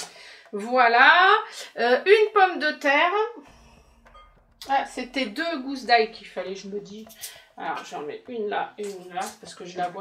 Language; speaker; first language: French; native; French